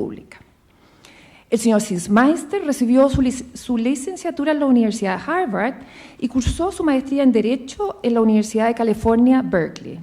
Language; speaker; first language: Spanish; native; Spanish